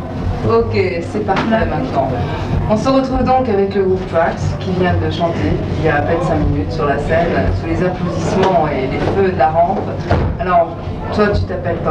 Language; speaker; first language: French; native; French